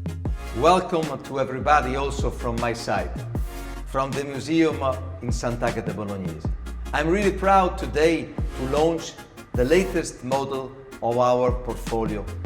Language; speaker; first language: English; non-native, fluent; Italian